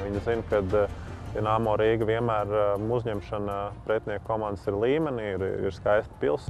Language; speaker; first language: Latvian; native; Latvian